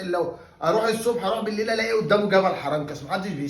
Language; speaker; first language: Arabic; native; Arabic